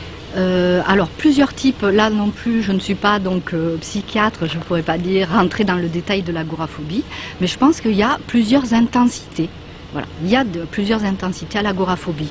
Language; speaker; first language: French; native; French